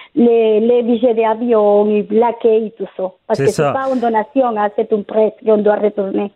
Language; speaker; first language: French; non-native, fluent; Spanish